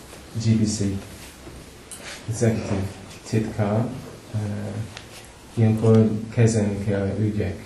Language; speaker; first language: Hungarian; non-native, learner; English